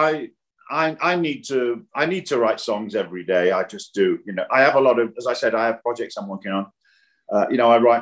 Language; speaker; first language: English; native; English